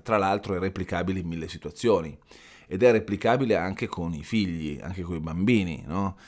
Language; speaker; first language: Italian; native; Italian